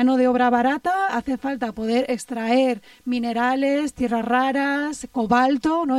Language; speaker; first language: Spanish; native; Spanish